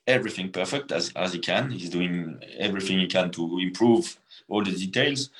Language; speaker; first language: English; non-native, fluent; French